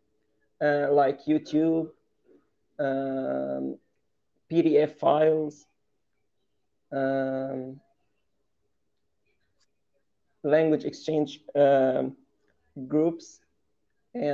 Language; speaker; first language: English; non-native, fluent; Arabic